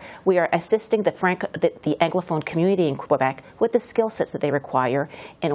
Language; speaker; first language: English; native; English